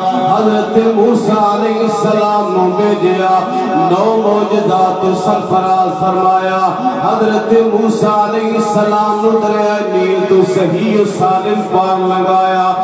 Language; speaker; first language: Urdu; non-native, local second language; Punjabi